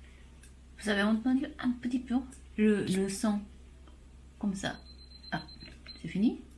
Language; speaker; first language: French; non-native, learner; Japanese